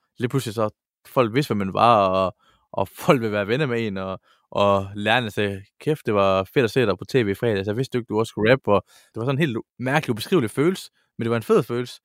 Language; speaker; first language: Danish; early bilingual, other home language; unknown